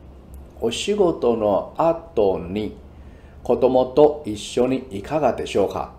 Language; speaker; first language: Japanese; non-native, fluent; Chinese